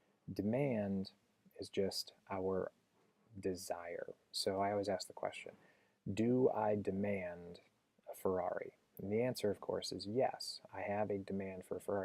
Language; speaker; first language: English; native; English